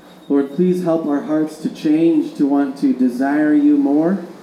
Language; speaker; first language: English; native; English